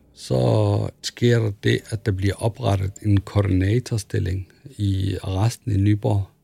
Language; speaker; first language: Danish; early bilingual, other home language; Arabic